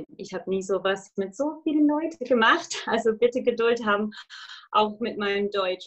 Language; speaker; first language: German; non-native, fluent; English